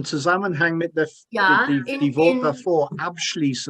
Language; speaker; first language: German; non-native, learner; English